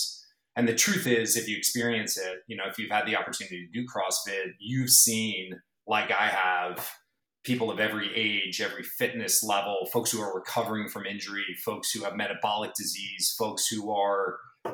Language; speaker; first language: English; native; English